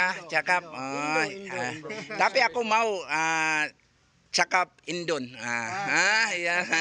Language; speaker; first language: Indonesian; non-native, learner; Filipino